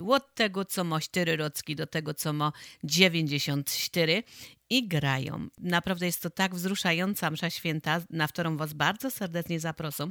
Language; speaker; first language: Polish; native; Polish